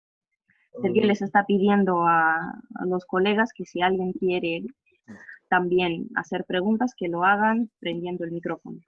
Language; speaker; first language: Spanish; non-native, fluent; Russian